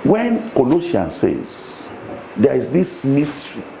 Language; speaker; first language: English; non-native, local second language; Yoruba